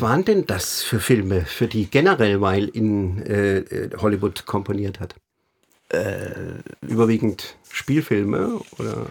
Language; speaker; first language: German; native; German